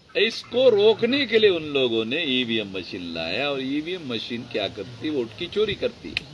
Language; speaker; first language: Hindi; non-native, local second language; Marathi